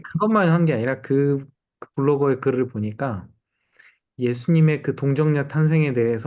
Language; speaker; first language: Korean; native; Korean